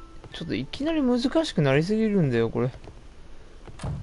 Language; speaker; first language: Japanese; native; Japanese